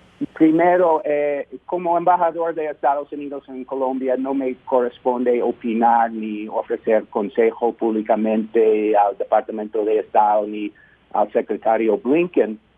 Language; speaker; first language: Spanish; non-native, fluent; English